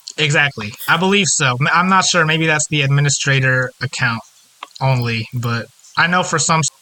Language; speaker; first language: English; early bilingual, other home language; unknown